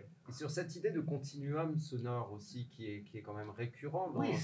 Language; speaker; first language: French; native; French